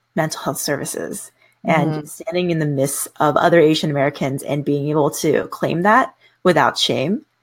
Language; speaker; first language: English; native; English